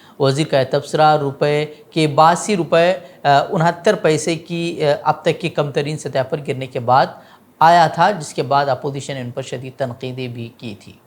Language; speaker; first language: Urdu; non-native, local second language; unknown